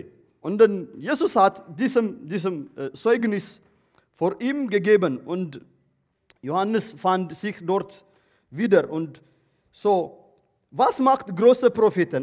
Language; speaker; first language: German; non-native, learner; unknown